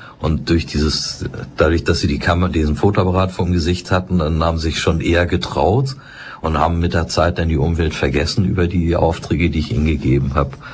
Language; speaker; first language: German; native; German